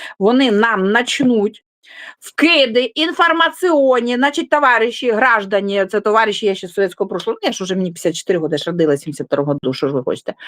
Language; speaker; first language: Ukrainian; non-native, local second language; Russian